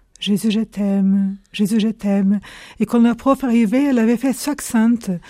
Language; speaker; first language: French; non-native, fluent; Portuguese